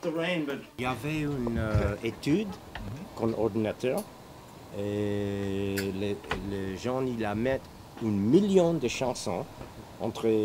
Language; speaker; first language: French; non-native, learner; English